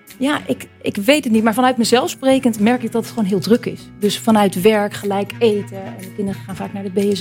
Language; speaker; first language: Dutch; native; Dutch